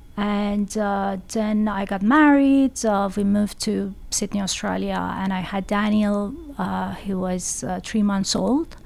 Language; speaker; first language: English; non-native, fluent; Persian